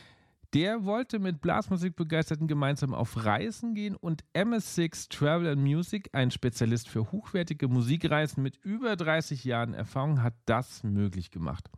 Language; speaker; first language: German; native; German